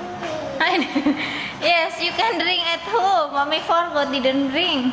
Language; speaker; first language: English; non-native, learner; Indonesian